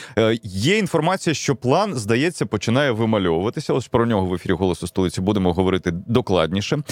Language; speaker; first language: Ukrainian; native; Ukrainian